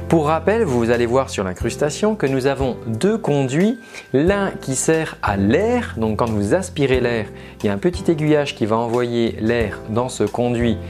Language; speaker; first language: French; native; French